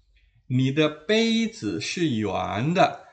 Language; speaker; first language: Chinese; non-native, fluent; Indonesian